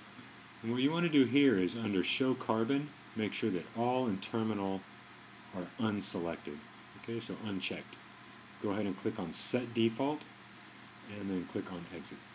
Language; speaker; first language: English; native; English